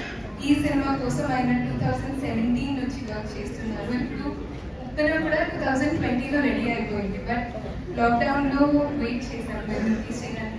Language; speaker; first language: Telugu; non-native, fluent; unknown